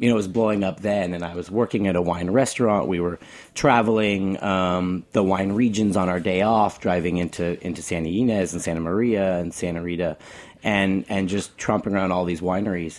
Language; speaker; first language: English; native; English